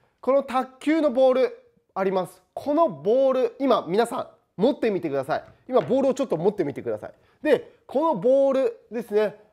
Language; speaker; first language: Japanese; native; Japanese